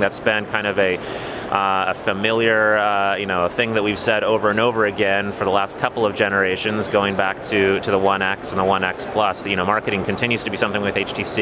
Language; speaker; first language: English; native; English